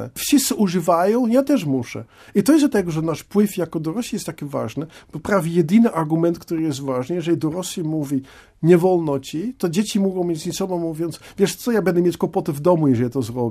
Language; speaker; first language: Polish; non-native, fluent; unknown